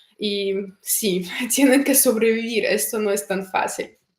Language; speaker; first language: Spanish; non-native, fluent; Russian